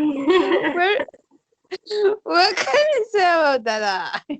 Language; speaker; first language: English; non-native, learner; Spanish